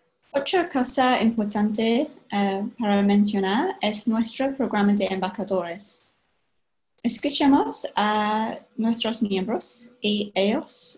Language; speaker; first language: Spanish; non-native, fluent; English